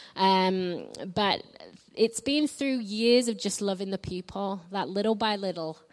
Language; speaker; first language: English; native; English